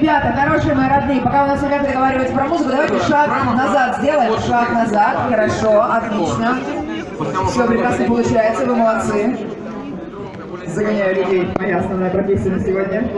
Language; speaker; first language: Russian; native; Russian